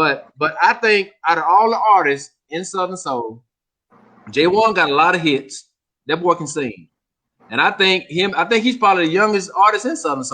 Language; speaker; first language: English; native; English